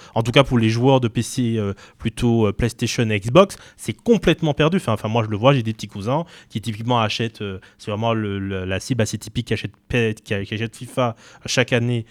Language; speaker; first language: French; native; French